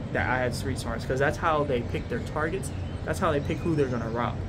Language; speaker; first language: English; native; English